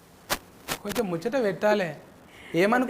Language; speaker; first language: Telugu; native; Telugu